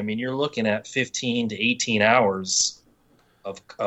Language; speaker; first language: English; native; English